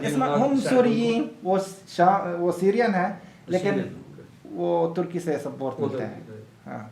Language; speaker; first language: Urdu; non-native, learner; Arabic